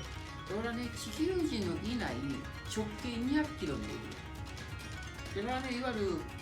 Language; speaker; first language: Japanese; native; Japanese